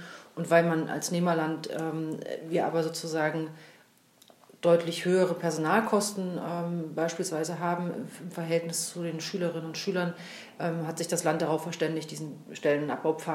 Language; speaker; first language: German; native; German